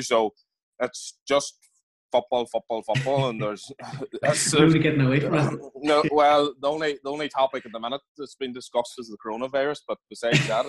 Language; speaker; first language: English; native; English